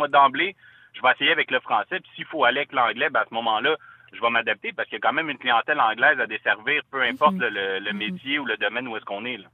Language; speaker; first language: French; native; French